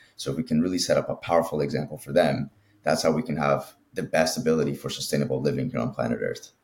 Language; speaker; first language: English; early bilingual, other home language; Spanish